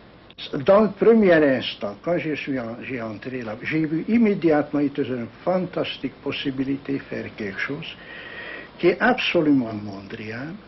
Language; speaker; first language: French; non-native, learner; Hungarian